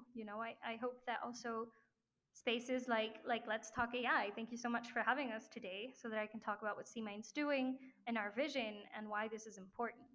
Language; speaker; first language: English; non-native, fluent; French